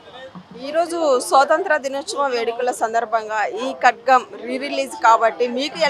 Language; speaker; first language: Telugu; native; Telugu